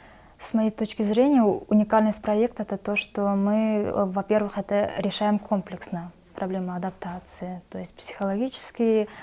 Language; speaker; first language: Russian; non-native, local second language; Kyrgyz